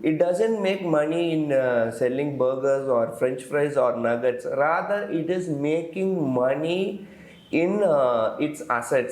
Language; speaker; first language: English; non-native, local second language; Tamil